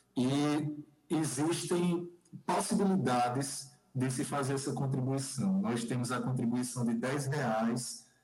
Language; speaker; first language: Portuguese; native; Portuguese